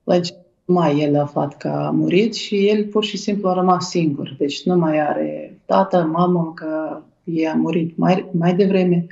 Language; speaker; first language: Romanian; non-native, fluent; Ukrainian